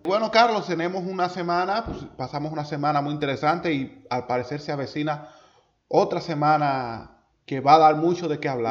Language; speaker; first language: Spanish; native; Spanish